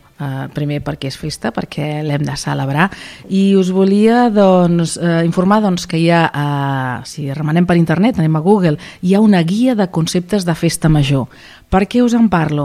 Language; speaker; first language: Catalan; native; Catalan